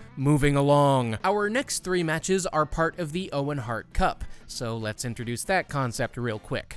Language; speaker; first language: English; native; English